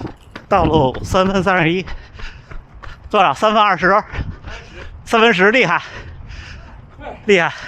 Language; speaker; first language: Chinese; native; Chinese